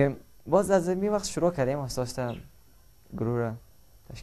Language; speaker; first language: Persian; native; Persian